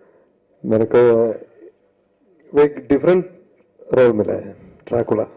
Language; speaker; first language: Hindi; non-native, local second language; Telugu